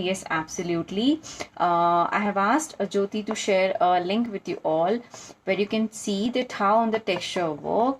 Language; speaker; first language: English; non-native, local second language; Hindi